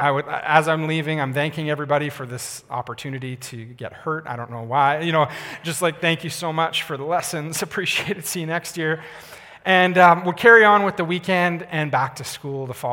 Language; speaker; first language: English; native; English